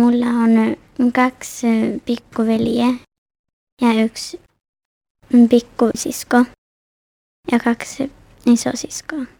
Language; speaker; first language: Finnish; early bilingual, heritage; Finnish